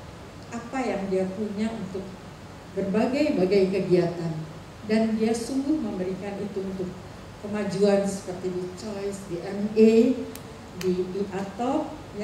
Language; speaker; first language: Indonesian; native; Indonesian